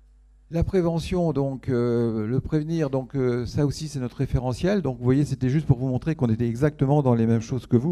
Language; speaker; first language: French; native; French